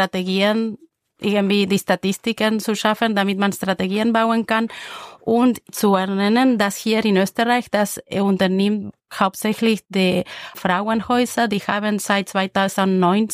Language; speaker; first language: German; non-native, fluent; Spanish